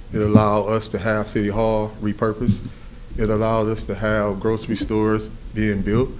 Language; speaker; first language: English; native; English